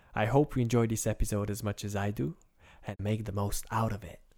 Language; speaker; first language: English; non-native, fluent; Bulgarian